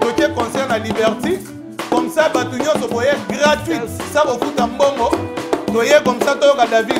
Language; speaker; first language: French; non-native, local second language; Lingala